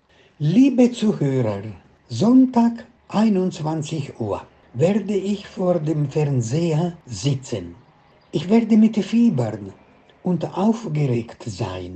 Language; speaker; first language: German; non-native, fluent; Italian